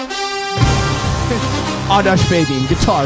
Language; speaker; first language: English; non-native, fluent; Hungarian